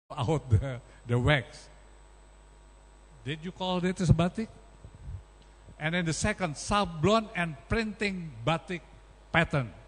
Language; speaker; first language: English; non-native, learner; Indonesian